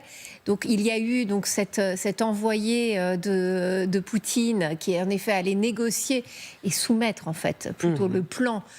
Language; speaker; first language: French; native; French